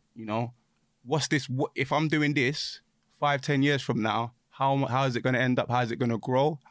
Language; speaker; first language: English; native; English